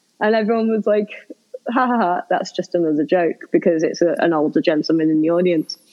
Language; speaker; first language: English; native; English